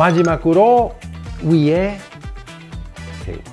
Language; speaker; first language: Korean; non-native, fluent; Italian